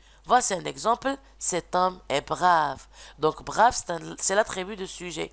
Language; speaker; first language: French; non-native, local second language; Arabic